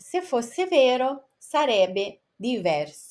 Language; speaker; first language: Italian; non-native, fluent; Portuguese